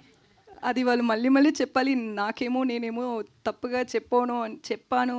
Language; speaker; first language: Telugu; non-native, learner; Tamil